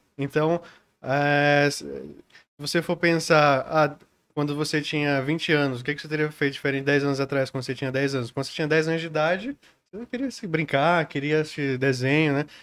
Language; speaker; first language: Portuguese; native; Portuguese